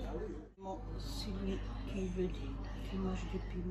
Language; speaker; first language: French; non-native, fluent; Arabic